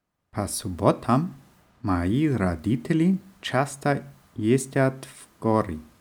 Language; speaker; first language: Russian; non-native, learner; German